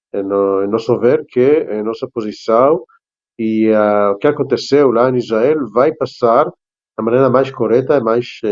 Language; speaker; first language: Portuguese; non-native, fluent; Hebrew